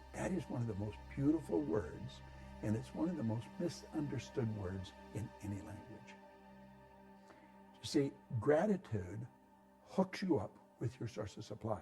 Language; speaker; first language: English; native; English